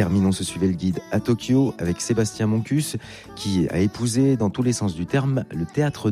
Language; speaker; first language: French; native; French